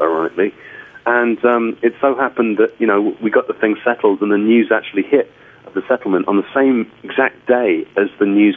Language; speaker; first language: English; native; English